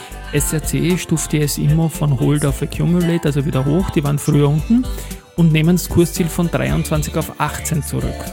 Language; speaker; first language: German; native; German